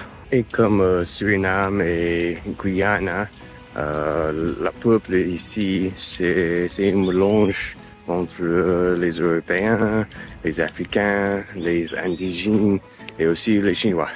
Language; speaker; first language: French; non-native, fluent; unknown